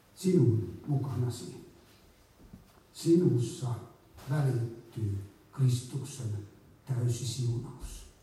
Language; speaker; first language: Finnish; native; Finnish